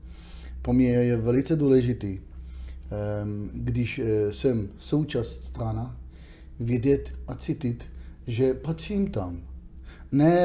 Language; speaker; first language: Czech; non-native, learner; Hebrew